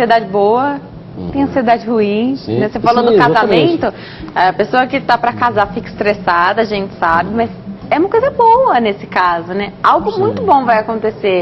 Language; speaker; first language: Portuguese; native; Portuguese